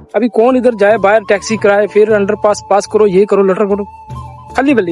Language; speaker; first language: Urdu; non-native, local second language; Punjabi